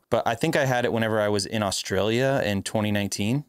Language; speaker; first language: English; native; English